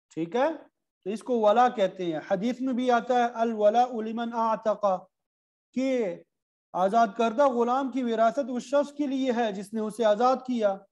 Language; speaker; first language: Urdu; native; Urdu